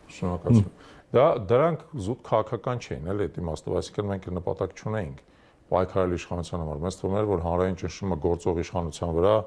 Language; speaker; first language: Armenian; native; Armenian